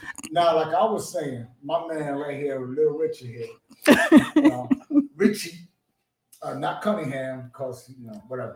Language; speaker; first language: English; non-native, fluent; Spanish